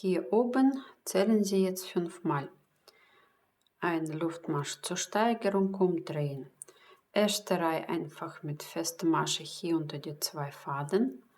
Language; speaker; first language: German; non-native, fluent; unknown